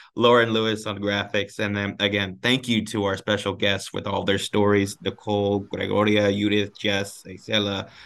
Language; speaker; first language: English; early bilingual, other home language; Spanish